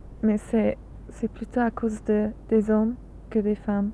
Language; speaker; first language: French; non-native, learner; English